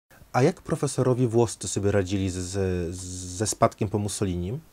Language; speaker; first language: Polish; native; Polish